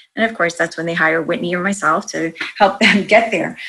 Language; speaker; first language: English; native; English